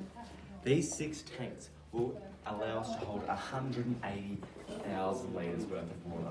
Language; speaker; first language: English; native; English